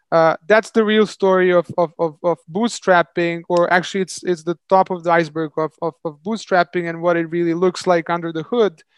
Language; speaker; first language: English; non-native, fluent; Serbian